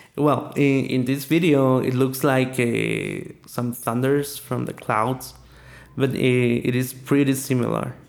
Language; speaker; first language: English; non-native, learner; Spanish